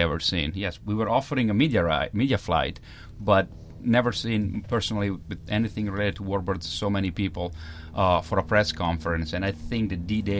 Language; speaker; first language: English; non-native, fluent; Italian